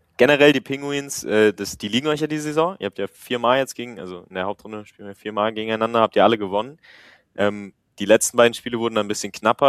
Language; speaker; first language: German; native; German